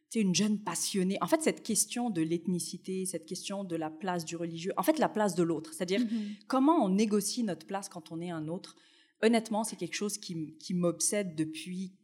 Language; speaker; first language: French; early bilingual, other home language; Arabic